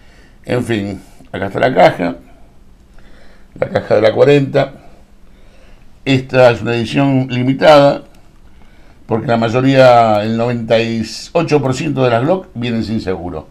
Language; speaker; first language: Spanish; native; Spanish